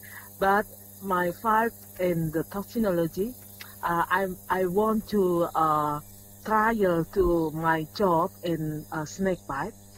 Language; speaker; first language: English; non-native, learner; Indonesian